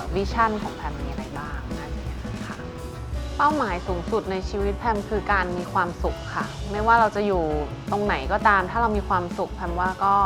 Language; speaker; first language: Thai; early bilingual, other home language; Chinese